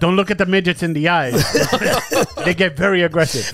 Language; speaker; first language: English; non-native, local second language; Spanish